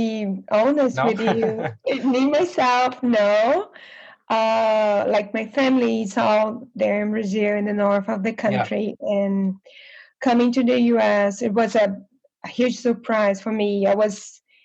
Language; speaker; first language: English; non-native, fluent; Portuguese